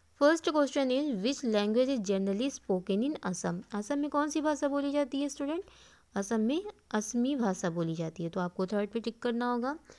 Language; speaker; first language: Hindi; native; Hindi